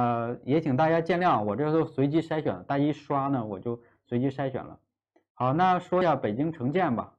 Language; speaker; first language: Chinese; native; Chinese